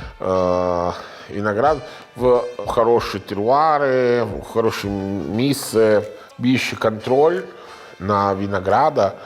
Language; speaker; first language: Ukrainian; non-native, learner; Italian